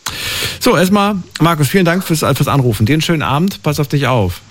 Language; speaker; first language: German; native; German